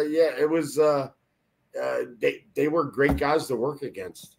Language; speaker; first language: English; native; English